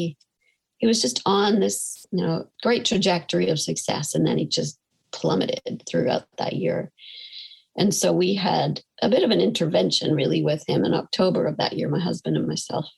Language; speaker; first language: English; native; English